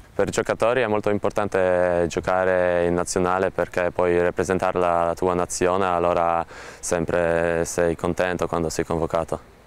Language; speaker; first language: Italian; non-native, learner; Polish